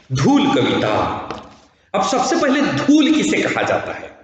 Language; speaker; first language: Hindi; non-native, local second language; Kannada